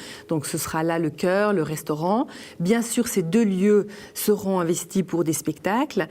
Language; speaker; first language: French; native; French